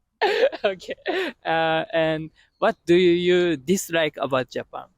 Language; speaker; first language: English; non-native, fluent; Japanese